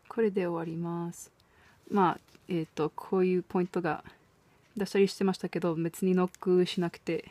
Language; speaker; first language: Japanese; non-native, fluent; English